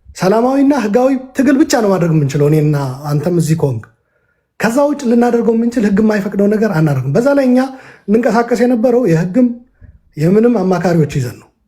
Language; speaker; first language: Amharic; non-native, local second language; Tigrinya